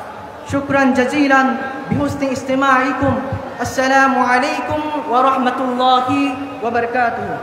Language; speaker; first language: Arabic; non-native, learner; Bangla